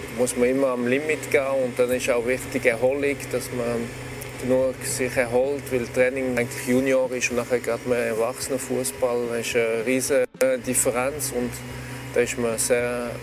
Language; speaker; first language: German; non-native, local second language; French